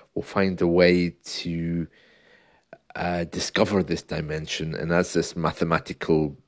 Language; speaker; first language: English; native; English